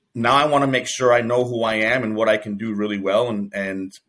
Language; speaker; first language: English; native; English